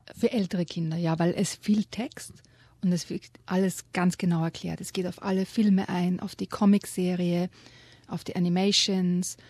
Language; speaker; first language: German; native; German